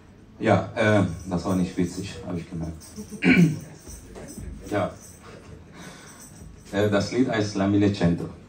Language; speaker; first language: German; non-native, fluent; Italian